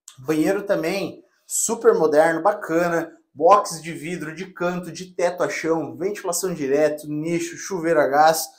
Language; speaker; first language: Portuguese; native; Portuguese